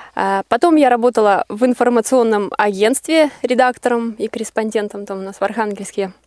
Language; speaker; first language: Russian; native; Russian